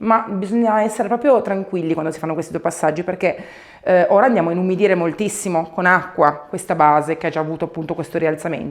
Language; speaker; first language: Italian; native; Italian